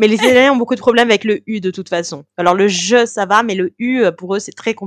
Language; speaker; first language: French; early bilingual, heritage; French